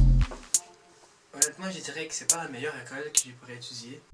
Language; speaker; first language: French; non-native, fluent; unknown